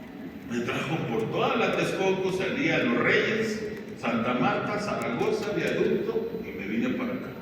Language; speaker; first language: Spanish; native; Spanish